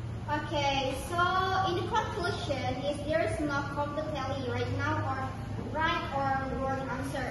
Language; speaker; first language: English; non-native, learner; Indonesian